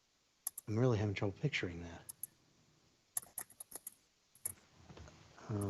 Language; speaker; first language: English; native; English